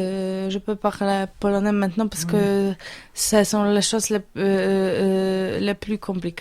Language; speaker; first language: French; non-native, learner; Polish